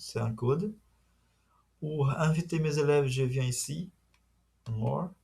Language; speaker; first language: French; non-native, fluent; Portuguese